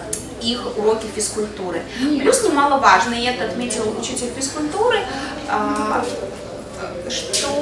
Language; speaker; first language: Russian; native; Russian